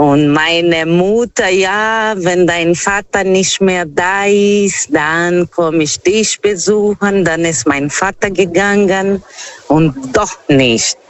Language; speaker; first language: German; non-native, learner; Portuguese